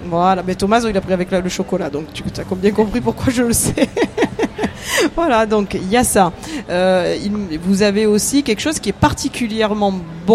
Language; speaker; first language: French; native; French